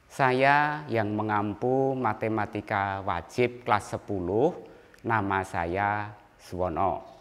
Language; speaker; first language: Indonesian; native; Indonesian